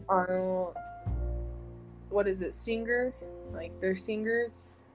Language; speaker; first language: English; early bilingual, heritage; English